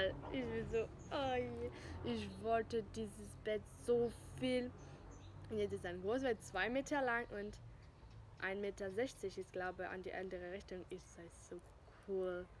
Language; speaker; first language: German; non-native, fluent; French